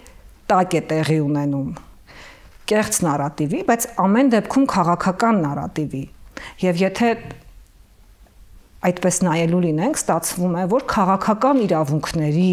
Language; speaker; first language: Armenian; native; Armenian